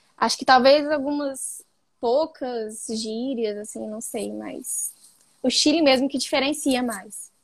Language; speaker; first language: Portuguese; native; Portuguese